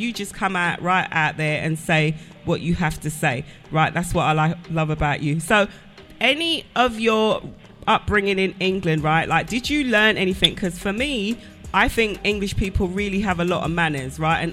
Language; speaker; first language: English; native; English